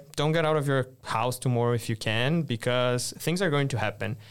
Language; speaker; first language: English; non-native, fluent; Portuguese